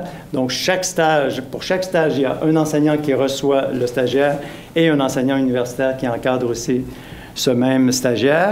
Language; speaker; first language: French; native; French